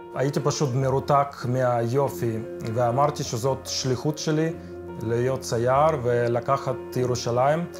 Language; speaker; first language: Hebrew; early bilingual, other home language; Ukrainian